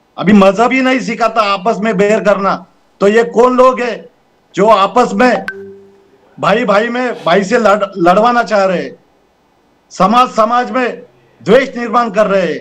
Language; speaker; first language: Hindi; non-native, local second language; Marathi